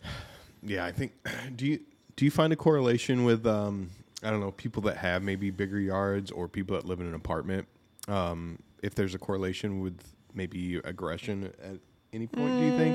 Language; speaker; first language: English; native; English